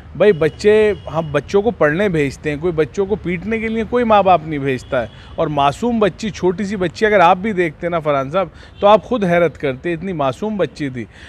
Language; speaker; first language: Hindi; native; Hindi